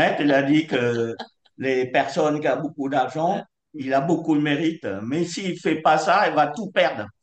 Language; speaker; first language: French; non-native, fluent; Vietnamese